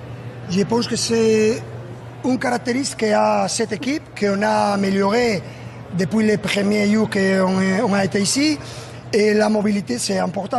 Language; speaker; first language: French; non-native, learner; Spanish